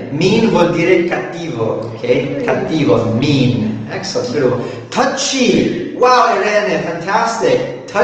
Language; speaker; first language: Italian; non-native, learner; English